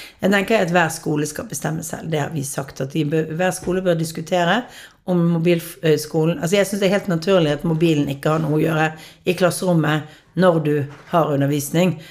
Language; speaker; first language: Norwegian; native; Norwegian